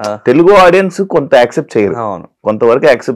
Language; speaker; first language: Telugu; native; Telugu